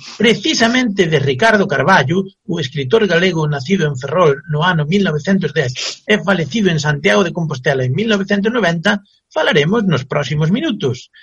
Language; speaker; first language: Galician; native; Galician